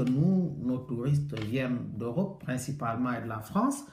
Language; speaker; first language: French; non-native, local second language; Wolof